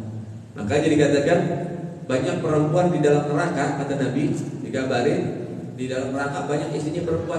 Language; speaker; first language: Indonesian; native; Indonesian